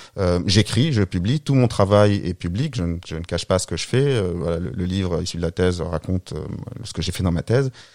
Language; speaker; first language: French; non-native, fluent; Arabic